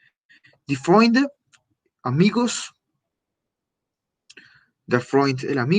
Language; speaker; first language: German; non-native, learner; Spanish